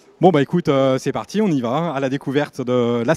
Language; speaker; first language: French; native; French